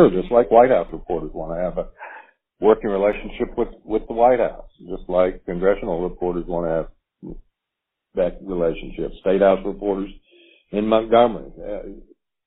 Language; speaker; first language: English; native; English